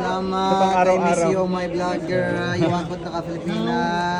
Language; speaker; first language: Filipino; non-native, learner; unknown